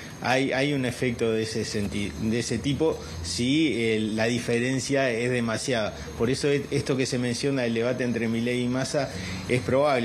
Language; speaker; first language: Spanish; native; Spanish